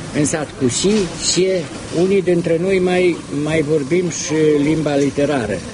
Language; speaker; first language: Romanian; native; Romanian